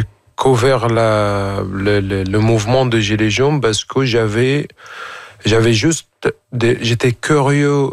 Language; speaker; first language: French; non-native, fluent; Arabic